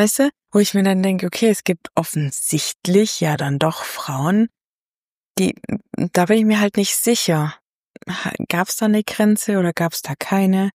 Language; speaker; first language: German; native; German